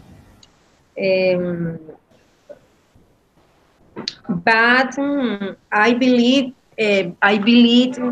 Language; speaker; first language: English; non-native, learner; Spanish